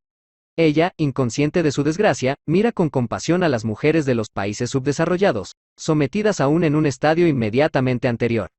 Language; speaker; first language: Spanish; native; Spanish